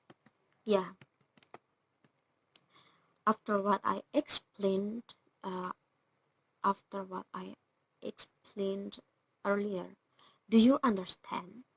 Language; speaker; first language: English; non-native, learner; Indonesian